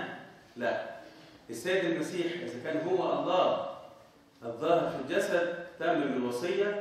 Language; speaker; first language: Arabic; native; Arabic